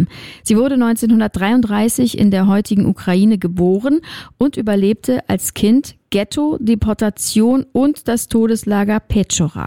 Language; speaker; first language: German; native; German